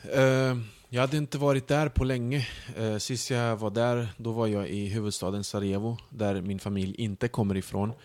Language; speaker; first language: Swedish; early bilingual, other home language; Bosnian